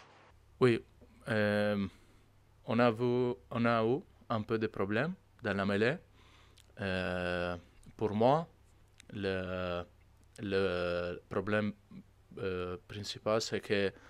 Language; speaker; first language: French; non-native, learner; Italian